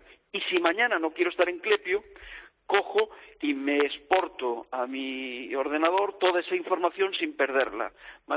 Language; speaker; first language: Spanish; native; Spanish